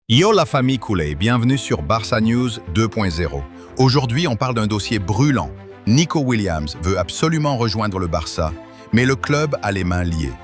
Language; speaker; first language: French; native; French